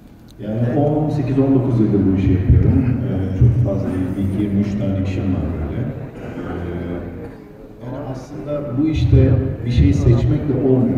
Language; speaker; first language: Turkish; native; Turkish